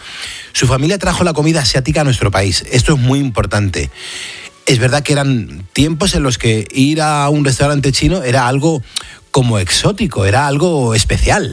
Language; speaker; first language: Spanish; native; Spanish